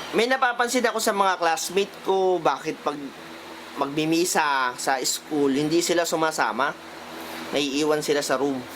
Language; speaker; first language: Filipino; native; Filipino